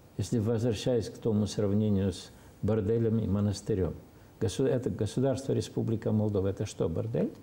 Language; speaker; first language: Russian; non-native, local second language; Romanian